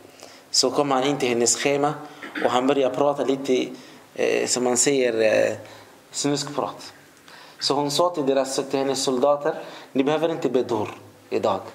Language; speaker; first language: Swedish; non-native, fluent; Arabic